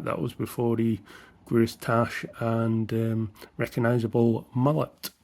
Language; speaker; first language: English; native; English